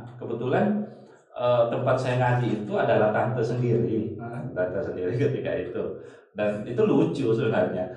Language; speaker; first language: Indonesian; native; Indonesian